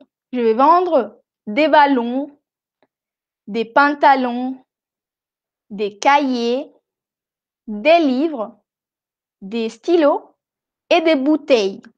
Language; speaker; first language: French; non-native, fluent; Spanish